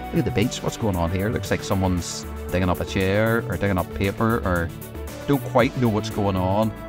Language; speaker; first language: English; native; English